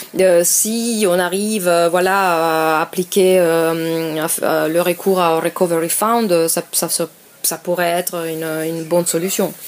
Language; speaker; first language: French; non-native, fluent; Italian